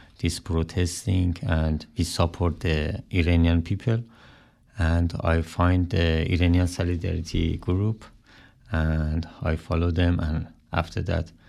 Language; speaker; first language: English; non-native, learner; Persian